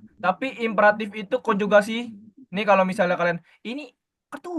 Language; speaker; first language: Indonesian; native; Indonesian